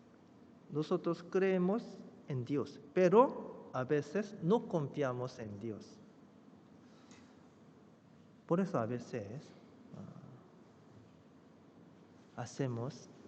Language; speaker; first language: Spanish; non-native, fluent; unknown